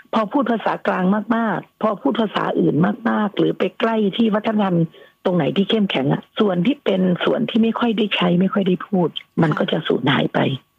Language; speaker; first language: Thai; non-native, local second language; Northeastern Thai